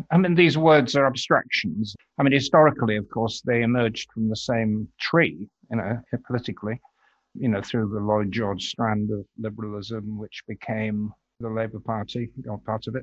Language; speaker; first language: English; native; English